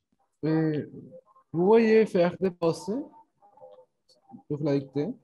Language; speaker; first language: French; non-native, learner; Spanish